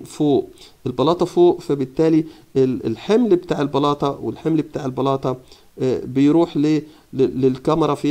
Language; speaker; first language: Arabic; native; Arabic